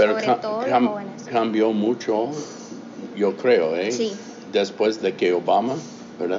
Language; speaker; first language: Spanish; non-native, fluent; English